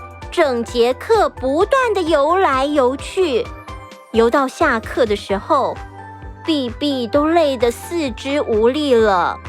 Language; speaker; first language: Chinese; native; Chinese